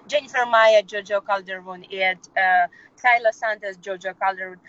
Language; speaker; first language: English; non-native, fluent; Russian